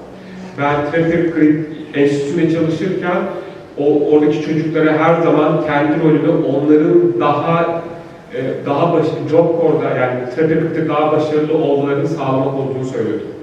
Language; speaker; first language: Turkish; native; Turkish